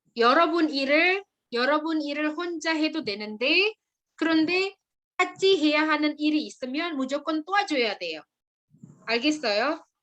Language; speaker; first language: Korean; non-native, fluent; Indonesian